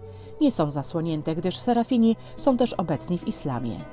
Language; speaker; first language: Polish; native; Polish